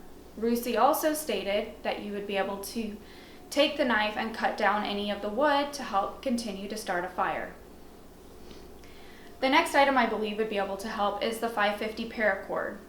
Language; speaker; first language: English; native; English